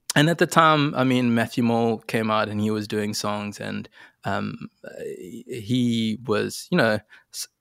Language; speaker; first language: English; native; English